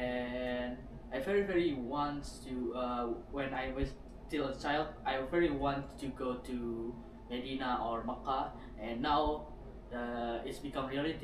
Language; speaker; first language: English; non-native, learner; Indonesian